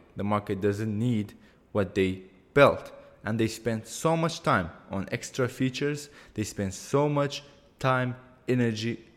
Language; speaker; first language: English; non-native, fluent; Kurdish